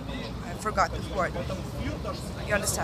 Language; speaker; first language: English; non-native, learner; Russian